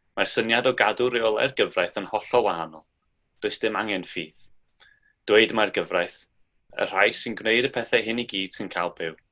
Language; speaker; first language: Welsh; native; Welsh